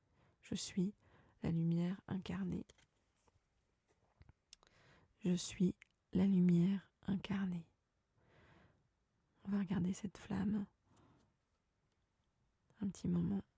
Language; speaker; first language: French; native; French